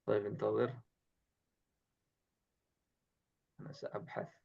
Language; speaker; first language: Arabic; non-native, fluent; Indonesian